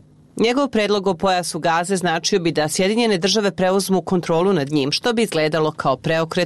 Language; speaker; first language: Serbian; native; Serbian